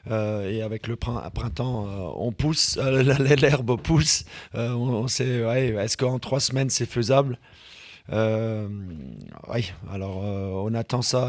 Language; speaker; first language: French; non-native, fluent; German